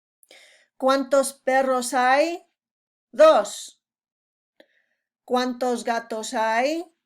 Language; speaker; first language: Spanish; non-native, fluent; English